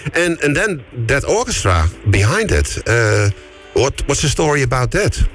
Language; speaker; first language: English; non-native, fluent; Dutch